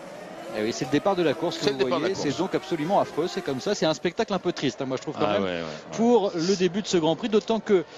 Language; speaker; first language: French; native; French